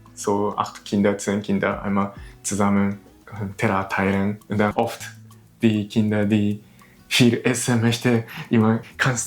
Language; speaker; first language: German; non-native, learner; Japanese